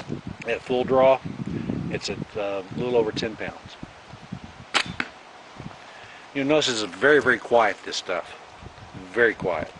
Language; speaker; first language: English; native; English